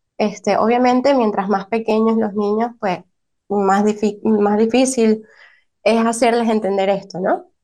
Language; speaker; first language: Spanish; native; Spanish